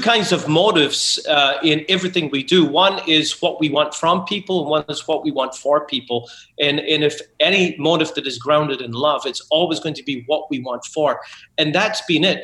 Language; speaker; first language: English; native; English